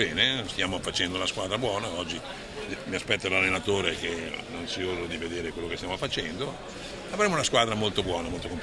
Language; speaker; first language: Italian; native; Italian